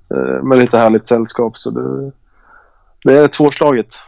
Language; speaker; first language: Swedish; native; Swedish